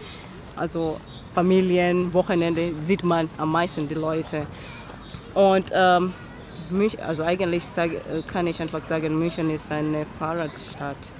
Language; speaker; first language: German; non-native, fluent; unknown